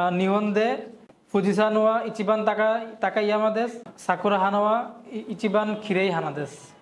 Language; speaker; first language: Japanese; non-native, learner; Bangla